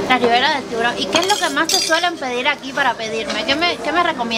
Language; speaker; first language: Spanish; native; Spanish